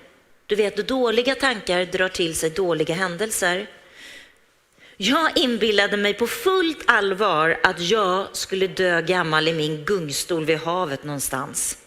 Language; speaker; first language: Swedish; native; Swedish